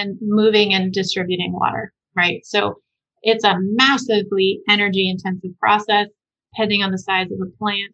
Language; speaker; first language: English; native; English